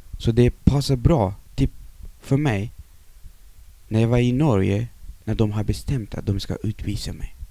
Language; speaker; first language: Swedish; non-native, fluent; Persian